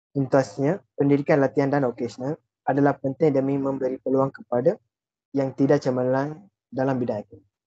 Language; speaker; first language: Malay; non-native, local second language; Tamil